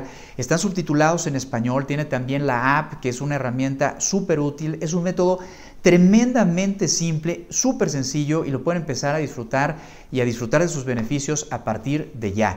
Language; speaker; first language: Spanish; native; Spanish